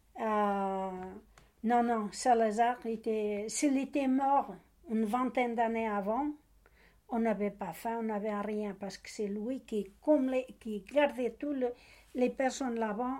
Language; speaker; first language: French; non-native, learner; Portuguese